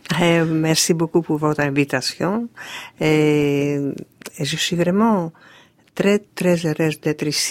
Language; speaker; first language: French; non-native, fluent; Greek